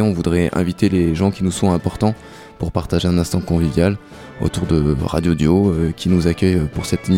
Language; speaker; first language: French; native; French